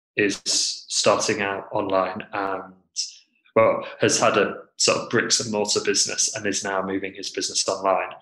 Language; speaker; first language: English; native; English